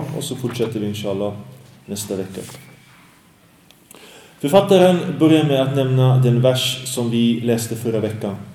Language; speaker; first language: Swedish; early bilingual, other home language; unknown